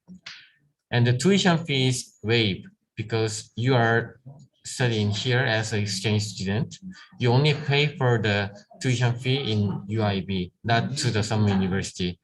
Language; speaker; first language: English; non-native, learner; Korean